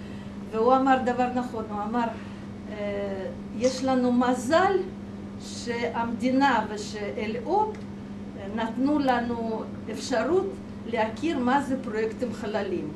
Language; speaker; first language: Hebrew; non-native, fluent; Russian